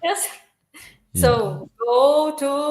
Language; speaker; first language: English; non-native, learner; Ukrainian